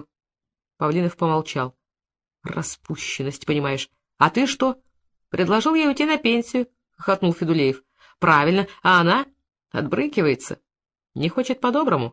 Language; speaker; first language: Russian; native; Russian